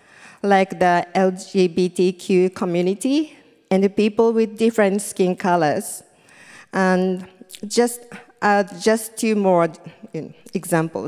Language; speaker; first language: English; non-native, fluent; Japanese